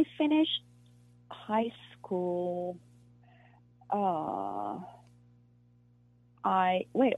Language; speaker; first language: English; non-native, local second language; Afrikaans